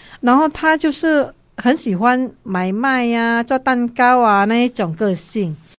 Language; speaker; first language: Chinese; non-native, fluent; Vietnamese